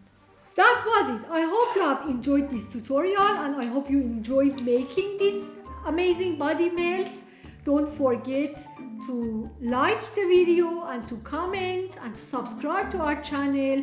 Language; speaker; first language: English; non-native, fluent; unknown